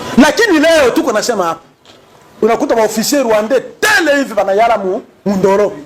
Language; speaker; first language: Swahili; native; Swahili